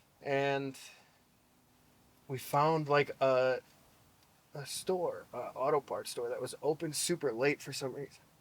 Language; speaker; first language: English; native; English